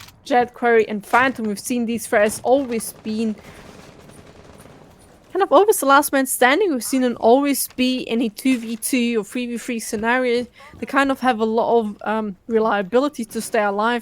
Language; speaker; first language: English; non-native, fluent; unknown